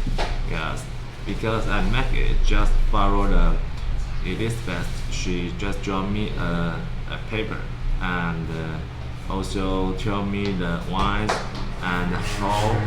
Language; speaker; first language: English; non-native, learner; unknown